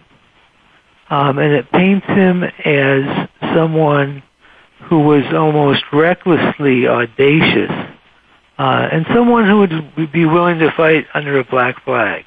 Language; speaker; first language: English; native; English